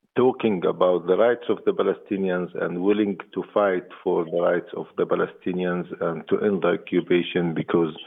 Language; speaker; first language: English; non-native, fluent; Arabic